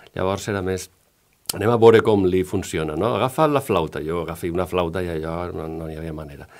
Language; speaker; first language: Catalan; native; Catalan